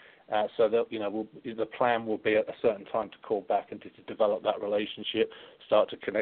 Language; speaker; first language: English; native; English